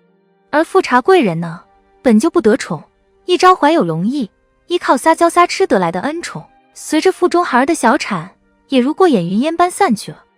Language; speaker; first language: Chinese; native; Chinese